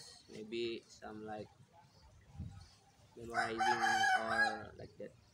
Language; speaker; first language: English; non-native, learner; Indonesian